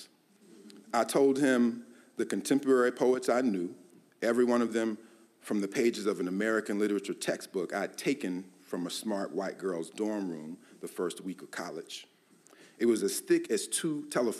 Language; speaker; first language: English; native; English